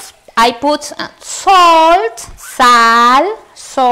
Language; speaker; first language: English; non-native, learner; Spanish